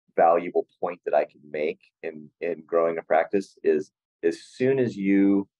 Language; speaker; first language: English; native; English